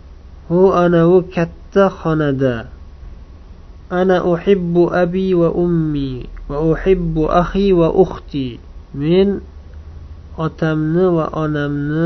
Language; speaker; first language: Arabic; non-native, fluent; Uzbek